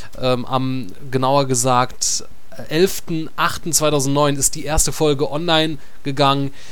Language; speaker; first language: German; native; German